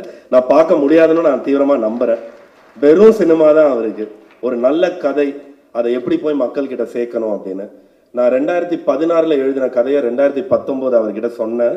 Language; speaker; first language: Tamil; native; Tamil